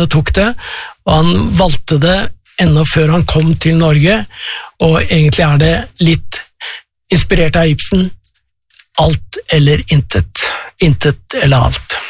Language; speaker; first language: Norwegian; native; Norwegian